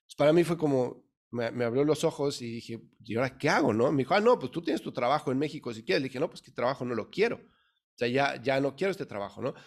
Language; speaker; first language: Spanish; native; Spanish